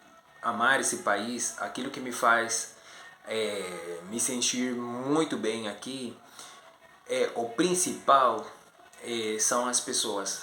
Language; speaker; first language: Portuguese; non-native, fluent; Spanish